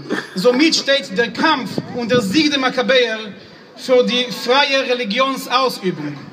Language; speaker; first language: German; non-native, fluent; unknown